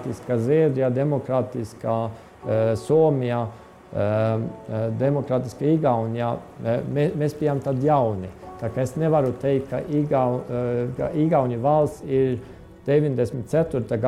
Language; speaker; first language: Latvian; non-native, fluent; Estonian